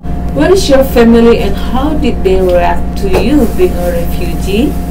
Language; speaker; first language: English; non-native, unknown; Indonesian